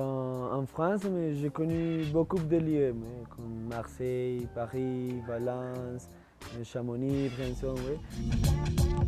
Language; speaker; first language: French; non-native, learner; Spanish